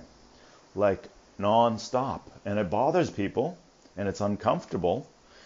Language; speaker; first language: English; native; English